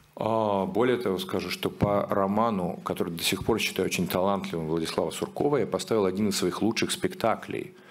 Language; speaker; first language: Russian; native; Russian